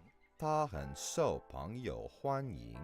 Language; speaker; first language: Chinese; non-native, learner; English